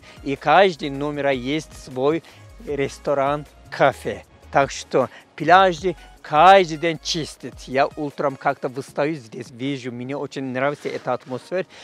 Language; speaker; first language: Russian; non-native, learner; Turkish